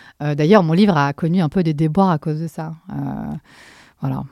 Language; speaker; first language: French; native; French